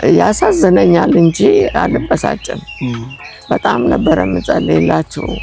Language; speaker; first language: Amharic; early bilingual, other home language; Finnish